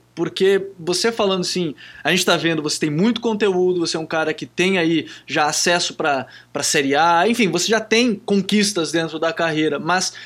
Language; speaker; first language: Portuguese; native; Portuguese